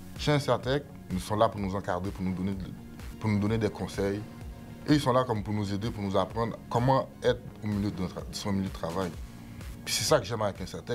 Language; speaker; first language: French; non-native, local second language; English